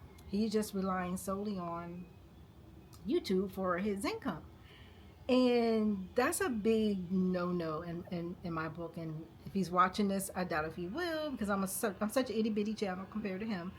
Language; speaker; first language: English; native; English